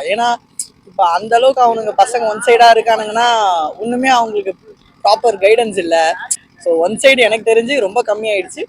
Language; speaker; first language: Tamil; native; Tamil